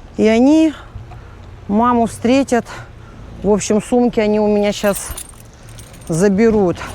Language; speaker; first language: Russian; native; Russian